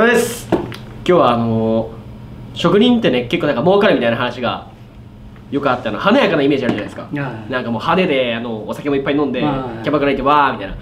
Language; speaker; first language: Japanese; native; Japanese